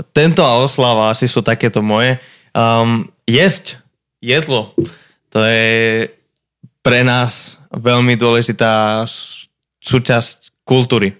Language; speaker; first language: Slovak; non-native, fluent; Spanish